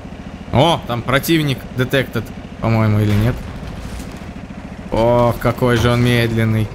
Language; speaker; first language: Russian; native; Russian